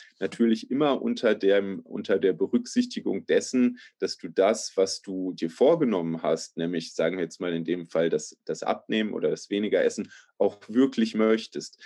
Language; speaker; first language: German; native; German